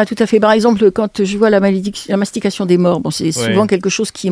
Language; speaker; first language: French; native; French